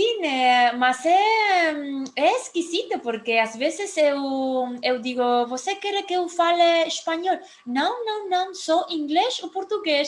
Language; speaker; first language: Portuguese; non-native, fluent; Spanish